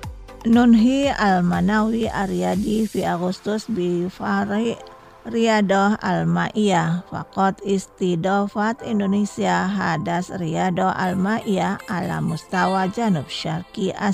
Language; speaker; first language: Arabic; non-native, fluent; Indonesian